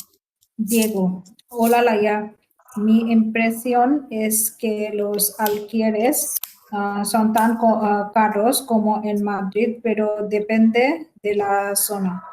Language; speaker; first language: Spanish; non-native, learner; Bangla